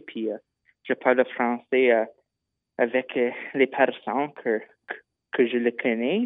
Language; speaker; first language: French; non-native, local second language; English